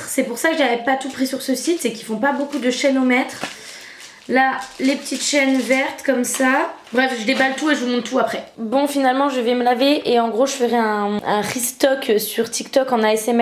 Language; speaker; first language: French; native; French